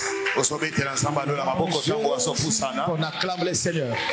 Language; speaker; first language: French; non-native, local second language; Lingala